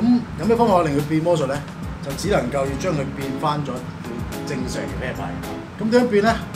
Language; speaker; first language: Cantonese; native; Cantonese